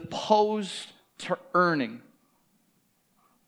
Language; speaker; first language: English; native; English